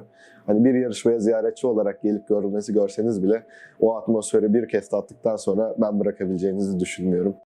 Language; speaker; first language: Turkish; native; Turkish